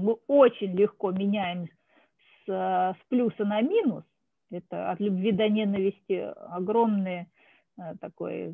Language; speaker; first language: Russian; native; Russian